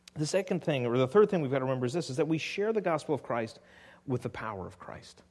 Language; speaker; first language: English; native; English